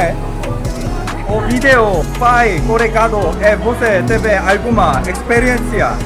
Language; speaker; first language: Portuguese; non-native, learner; Korean